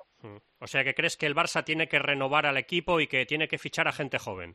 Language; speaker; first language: Spanish; native; Spanish